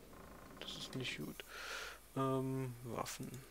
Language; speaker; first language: German; native; German